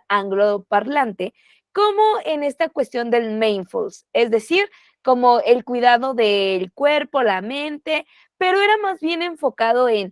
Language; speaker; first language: Spanish; native; Spanish